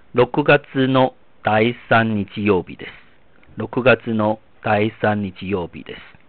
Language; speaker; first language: Japanese; non-native, fluent; Chinese